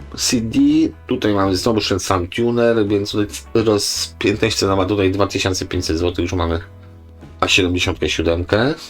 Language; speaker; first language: Polish; native; Polish